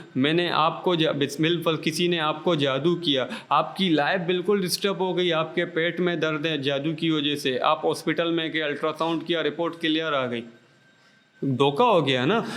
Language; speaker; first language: Urdu; non-native, local second language; Baluchi